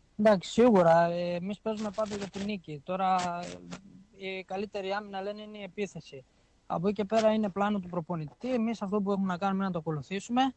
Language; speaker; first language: Greek; native; Greek